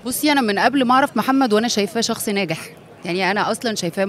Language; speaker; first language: Arabic; native; Arabic